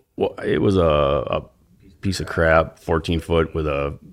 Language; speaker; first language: English; native; English